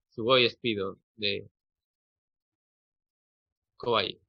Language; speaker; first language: Japanese; non-native, learner; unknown